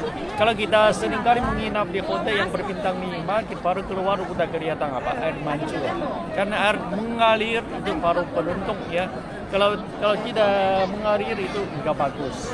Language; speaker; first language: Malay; non-native, fluent; Chinese